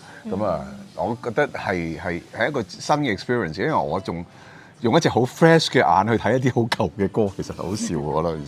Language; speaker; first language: Cantonese; native; Cantonese